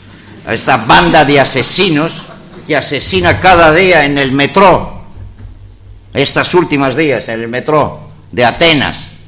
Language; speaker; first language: Spanish; non-native, learner; Greek